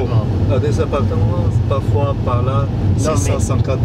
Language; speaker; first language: French; non-native, fluent; Portuguese